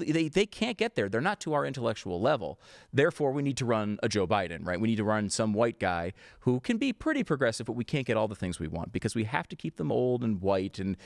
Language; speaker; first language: English; native; English